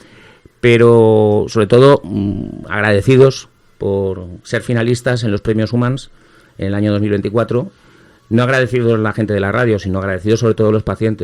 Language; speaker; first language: Spanish; native; Spanish